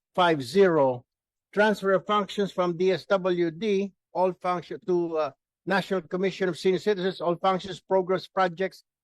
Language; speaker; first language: English; non-native, local second language; Filipino